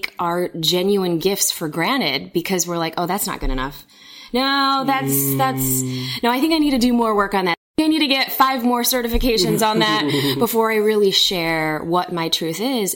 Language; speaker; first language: English; native; English